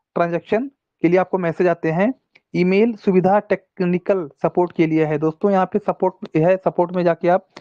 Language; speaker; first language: Hindi; non-native, local second language; Telugu